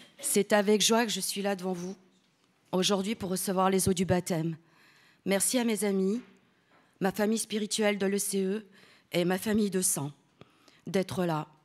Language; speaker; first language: French; early bilingual, other home language; Italian